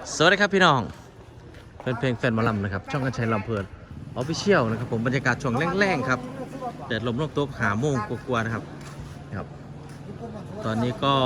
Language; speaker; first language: Thai; non-native, local second language; Northeastern Thai